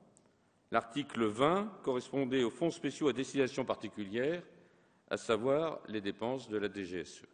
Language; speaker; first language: French; native; French